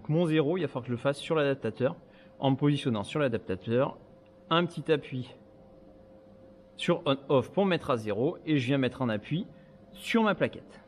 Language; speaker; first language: French; native; French